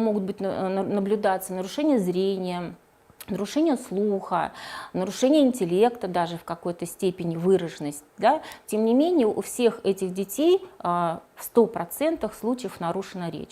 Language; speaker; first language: Russian; native; Russian